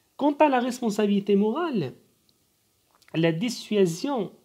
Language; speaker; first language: French; non-native, local second language; Arabic